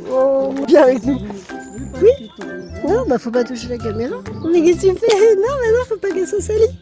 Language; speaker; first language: French; native; French